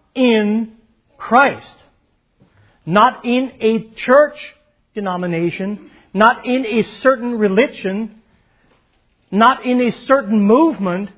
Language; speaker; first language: English; native; English